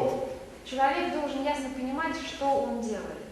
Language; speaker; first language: Russian; native; Russian